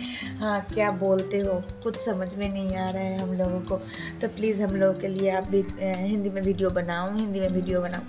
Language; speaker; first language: Hindi; non-native, local second language; Bangla